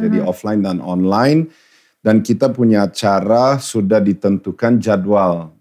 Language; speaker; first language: Indonesian; non-native, fluent; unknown